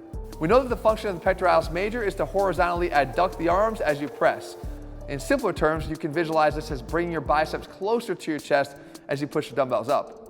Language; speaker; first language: English; native; English